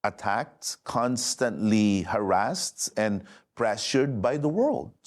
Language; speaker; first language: English; non-native, local second language; Filipino